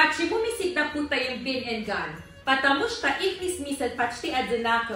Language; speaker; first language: Russian; non-native, learner; Filipino